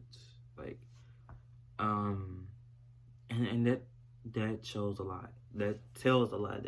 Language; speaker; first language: English; native; English